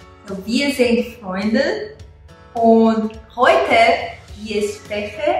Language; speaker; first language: German; non-native, learner; Portuguese